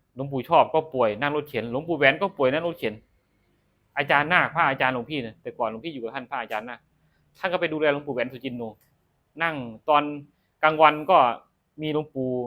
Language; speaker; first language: Thai; non-native, local second language; Northeastern Thai